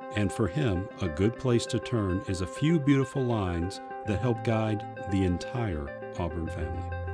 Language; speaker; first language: English; native; English